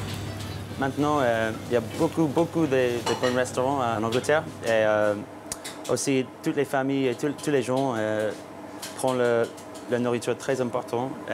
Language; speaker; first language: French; non-native, learner; English